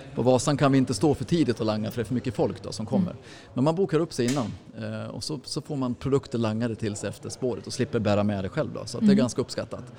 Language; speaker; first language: Swedish; native; Swedish